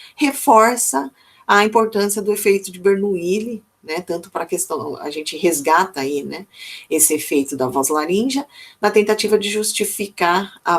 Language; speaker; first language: Portuguese; native; Portuguese